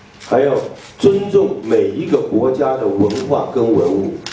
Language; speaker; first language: Chinese; native; Chinese